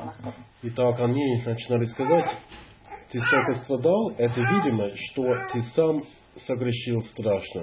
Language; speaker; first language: Russian; non-native, fluent; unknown